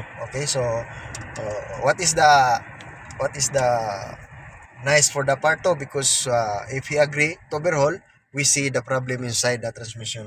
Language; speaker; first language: English; non-native, local second language; Filipino